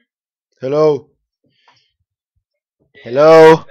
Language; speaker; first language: English; non-native, learner; Danish